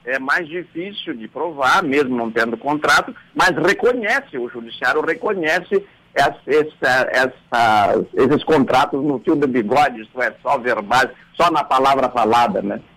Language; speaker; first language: Portuguese; native; Portuguese